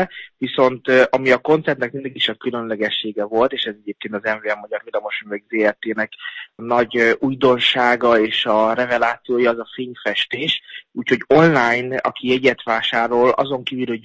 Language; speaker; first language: Hungarian; native; Hungarian